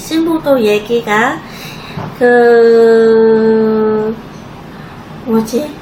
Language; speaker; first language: Korean; non-native, learner; Vietnamese